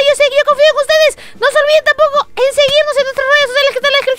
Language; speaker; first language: Spanish; native; Spanish